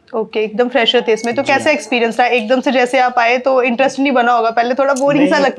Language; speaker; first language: Hindi; native; Hindi